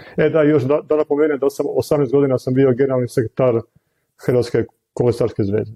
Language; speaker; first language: Croatian; native; Croatian